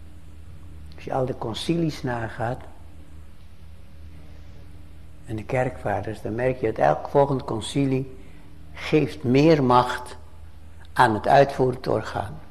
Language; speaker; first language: Dutch; native; Dutch